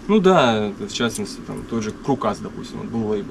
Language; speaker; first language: Russian; native; Russian